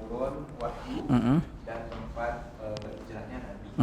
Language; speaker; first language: Indonesian; native; Indonesian